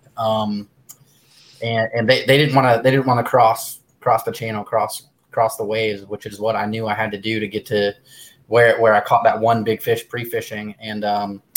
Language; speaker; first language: English; native; English